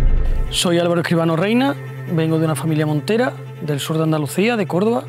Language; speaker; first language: Spanish; native; Spanish